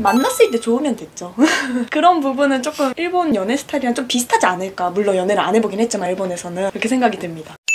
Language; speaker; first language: Korean; early bilingual, other home language; Japanese